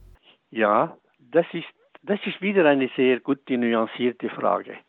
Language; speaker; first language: German; non-native, fluent; Arabic